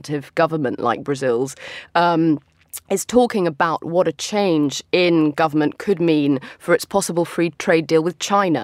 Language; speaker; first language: English; native; English